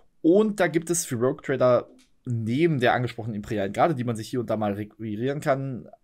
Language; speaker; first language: German; native; German